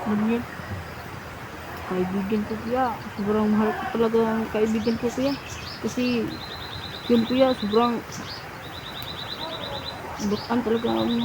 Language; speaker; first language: Filipino; non-native, local second language; Cebuano